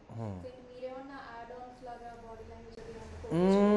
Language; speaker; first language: Telugu; native; Telugu